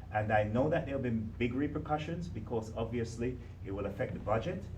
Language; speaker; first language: English; native; English